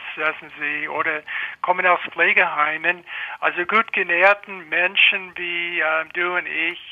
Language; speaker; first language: German; non-native, fluent; English